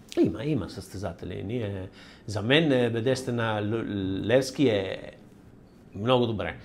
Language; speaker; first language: Bulgarian; non-native, learner; Italian